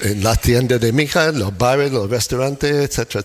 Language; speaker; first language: Spanish; non-native, fluent; English